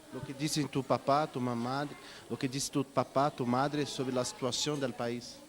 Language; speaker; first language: Spanish; non-native, learner; Portuguese